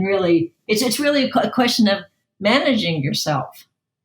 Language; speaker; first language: English; native; English